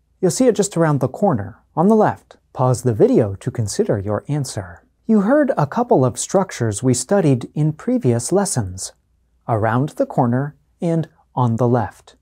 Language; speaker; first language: English; native; English